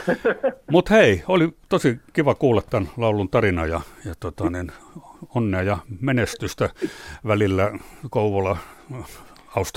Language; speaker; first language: Finnish; native; Finnish